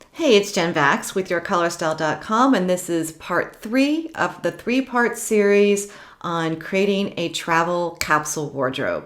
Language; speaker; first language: English; native; English